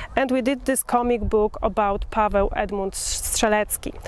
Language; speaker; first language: English; non-native, fluent; Polish